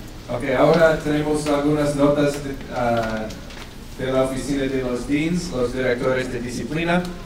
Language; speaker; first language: Spanish; non-native, fluent; English